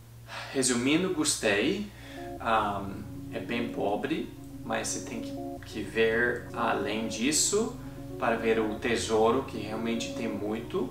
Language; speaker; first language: Portuguese; non-native, fluent; English